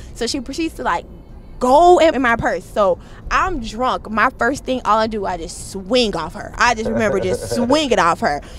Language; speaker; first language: English; native; English